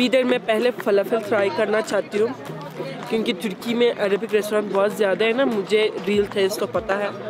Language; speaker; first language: Hindi; non-native, fluent; Turkish